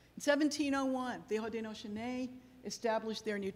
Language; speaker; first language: English; native; English